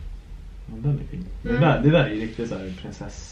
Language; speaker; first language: Swedish; native; Swedish